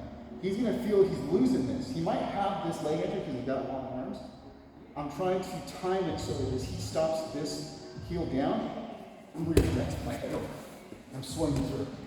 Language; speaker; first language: English; native; English